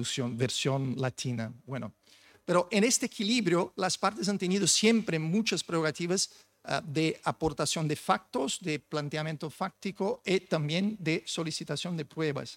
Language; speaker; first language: Spanish; non-native, fluent; Portuguese